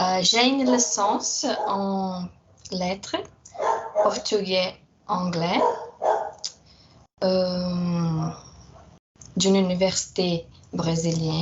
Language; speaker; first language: French; non-native, fluent; Portuguese